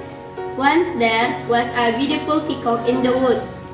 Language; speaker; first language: English; non-native, learner; Indonesian